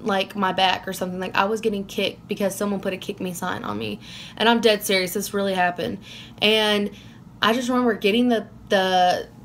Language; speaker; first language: English; native; English